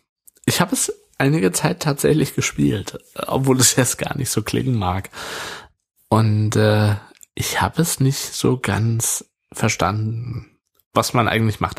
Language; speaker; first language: German; native; German